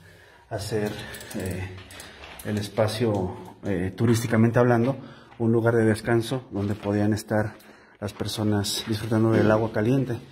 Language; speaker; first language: Spanish; native; Spanish